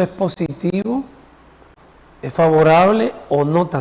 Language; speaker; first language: Spanish; native; Spanish